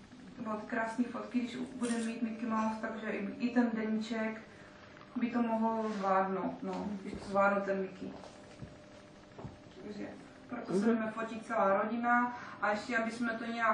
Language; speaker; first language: Czech; native; Czech